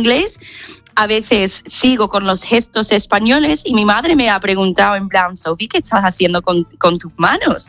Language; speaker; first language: Spanish; non-native, fluent; English